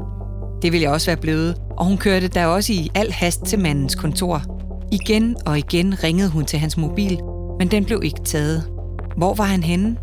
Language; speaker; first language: Danish; native; Danish